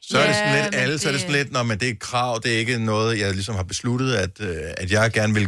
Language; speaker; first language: Danish; native; Danish